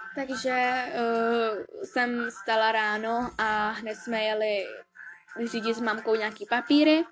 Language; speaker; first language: Czech; early bilingual, other home language; English